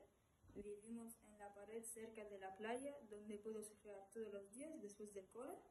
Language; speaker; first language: Spanish; early bilingual, other home language; Polish